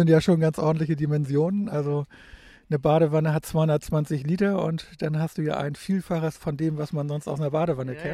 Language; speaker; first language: German; native; German